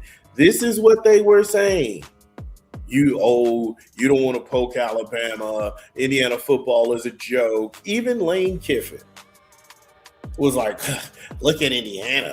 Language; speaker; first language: English; native; English